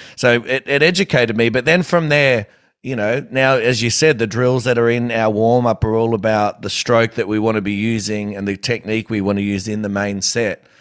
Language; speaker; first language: English; native; English